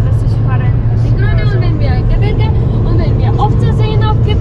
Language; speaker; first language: German; non-native, learner; Bulgarian